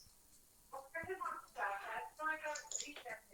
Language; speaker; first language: Finnish; non-native, learner; Estonian